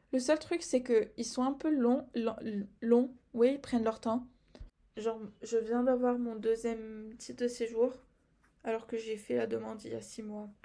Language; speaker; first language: French; non-native, fluent; Arabic